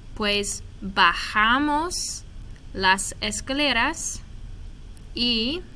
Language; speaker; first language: Spanish; non-native, fluent; English